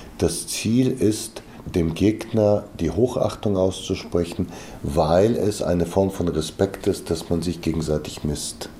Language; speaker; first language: German; early bilingual, other home language; Bulgarian